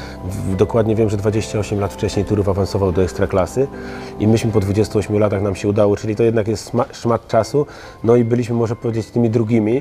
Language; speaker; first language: Polish; native; Polish